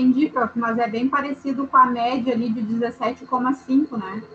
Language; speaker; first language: Portuguese; native; Portuguese